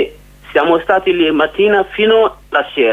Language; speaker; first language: Italian; non-native, learner; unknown